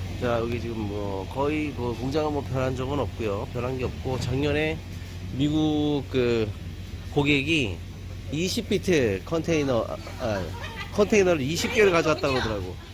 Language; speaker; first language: Korean; native; Korean